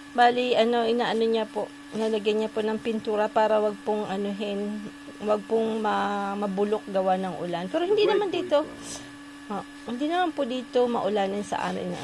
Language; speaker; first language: Filipino; native; Filipino